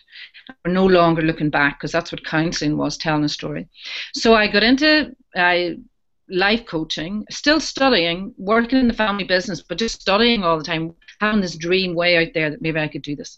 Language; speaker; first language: English; native; English